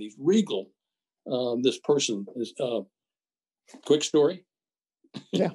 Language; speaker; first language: English; native; English